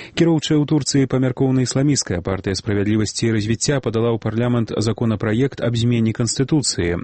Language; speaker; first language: Belarusian; native; Belarusian